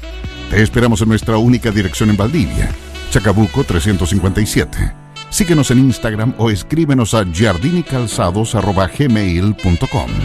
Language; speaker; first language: Spanish; native; Spanish